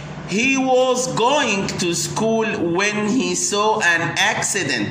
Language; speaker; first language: English; non-native, fluent; Arabic